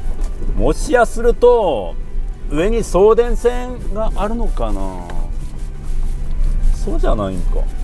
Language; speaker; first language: Japanese; native; Japanese